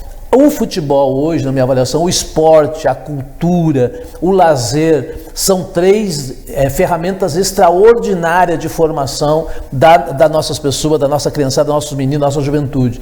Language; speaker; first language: Portuguese; native; Portuguese